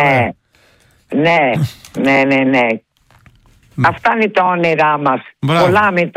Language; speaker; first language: Greek; early bilingual, heritage; Greek